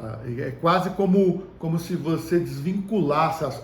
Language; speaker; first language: Portuguese; native; Portuguese